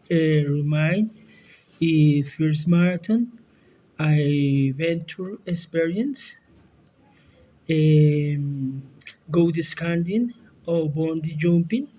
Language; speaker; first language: English; non-native, learner; Spanish